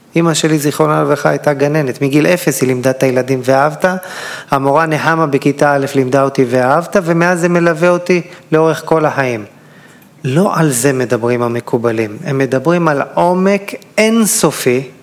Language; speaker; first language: Hebrew; native; Hebrew